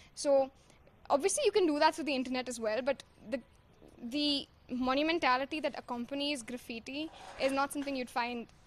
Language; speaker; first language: English; non-native, local second language; Hindi